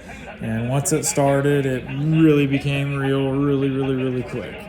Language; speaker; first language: English; native; English